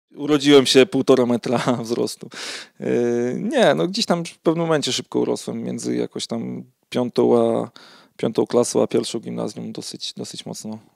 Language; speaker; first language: Polish; native; Polish